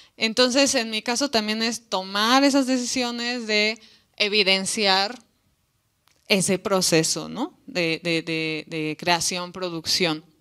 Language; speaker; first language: Spanish; native; Spanish